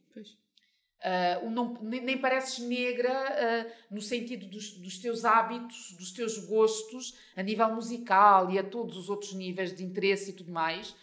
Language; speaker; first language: Portuguese; native; Portuguese